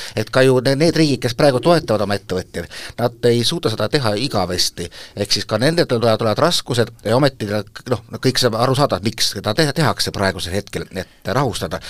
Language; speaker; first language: Estonian; native; Estonian